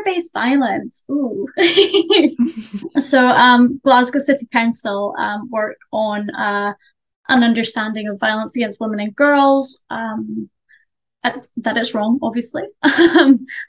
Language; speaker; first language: English; native; English